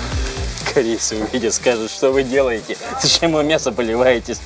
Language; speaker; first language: Russian; non-native, fluent; Korean